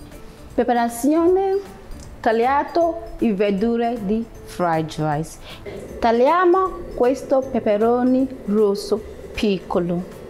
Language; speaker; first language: Italian; non-native, learner; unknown